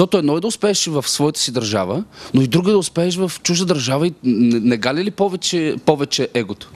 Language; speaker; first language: Bulgarian; native; Bulgarian